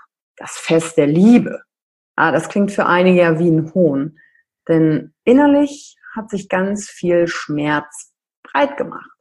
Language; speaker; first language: German; native; German